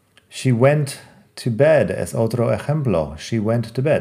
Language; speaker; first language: English; native; English